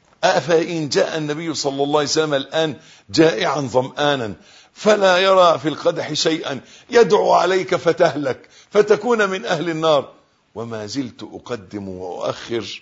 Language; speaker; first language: Arabic; native; Arabic